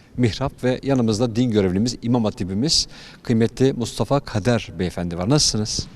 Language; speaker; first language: Turkish; native; Turkish